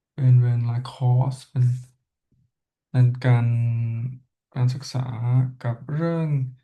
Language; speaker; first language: Thai; non-native, learner; English